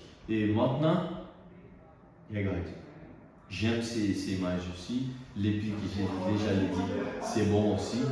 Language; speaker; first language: French; non-native, learner; Portuguese